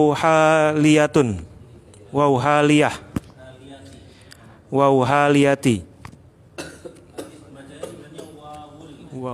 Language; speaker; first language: Arabic; non-native, learner; Indonesian